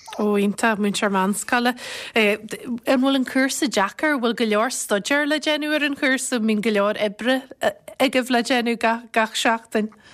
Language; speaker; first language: Irish; native; Irish